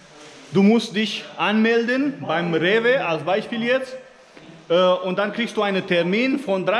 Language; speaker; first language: German; non-native, fluent; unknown